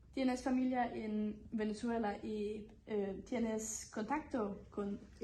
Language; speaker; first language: Spanish; non-native, learner; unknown